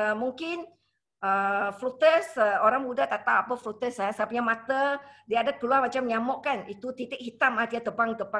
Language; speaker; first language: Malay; non-native, local second language; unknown